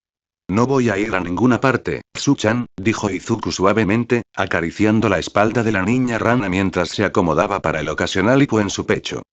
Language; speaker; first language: Spanish; native; Spanish